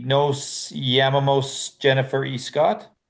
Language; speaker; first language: Spanish; non-native, learner; English